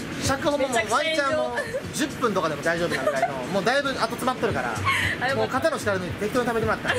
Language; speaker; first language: Japanese; native; Japanese